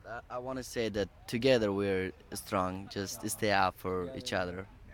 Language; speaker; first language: English; non-native, learner; Persian